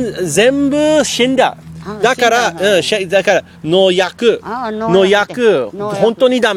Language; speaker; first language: Japanese; non-native, learner; English